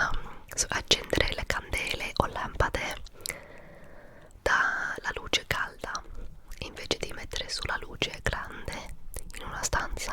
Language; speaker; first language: Italian; early bilingual, heritage; English